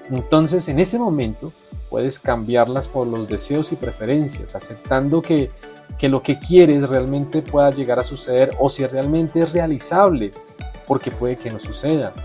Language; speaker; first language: Spanish; native; Spanish